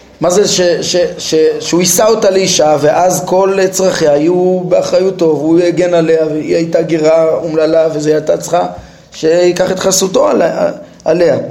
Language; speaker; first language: Hebrew; native; Hebrew